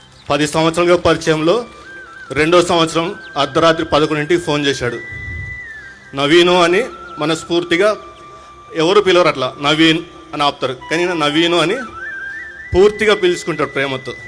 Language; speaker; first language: Telugu; non-native, local second language; Urdu